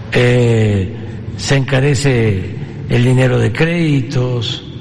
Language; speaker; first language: Spanish; native; Spanish